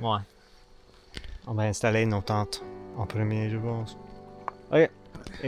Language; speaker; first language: French; non-native, learner; English